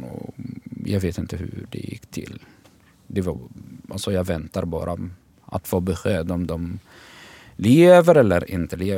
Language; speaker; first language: Swedish; non-native, fluent; Arabic